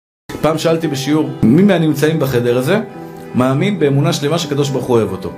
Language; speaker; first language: Hebrew; native; Hebrew